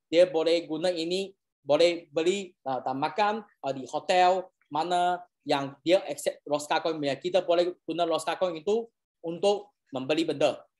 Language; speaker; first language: Malay; non-native, local second language; Chinese